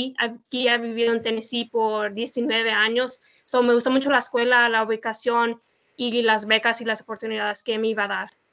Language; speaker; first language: Spanish; early bilingual, other home language; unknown